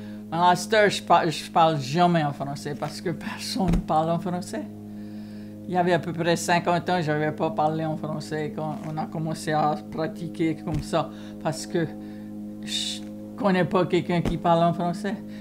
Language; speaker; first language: French; early bilingual, heritage; French